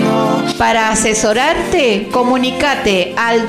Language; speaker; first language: Spanish; native; Spanish